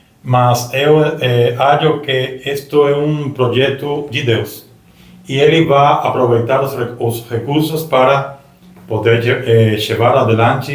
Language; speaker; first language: Portuguese; non-native, learner; Spanish